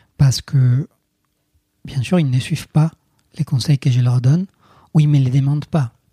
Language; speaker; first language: French; non-native, fluent; Spanish